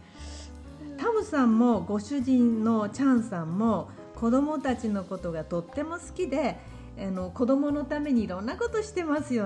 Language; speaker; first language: Japanese; native; Japanese